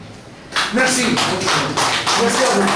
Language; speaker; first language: French; non-native, fluent; Arabic